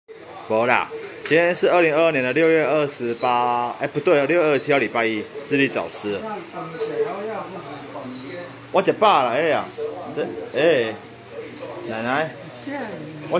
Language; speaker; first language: Chinese; native; Chinese